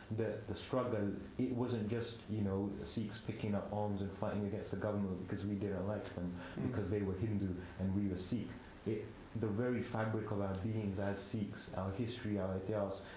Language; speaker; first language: English; native; English